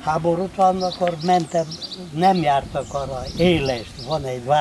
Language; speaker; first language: Hungarian; non-native, local second language; Romanian